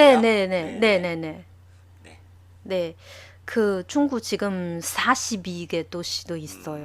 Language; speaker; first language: Korean; non-native, learner; Chinese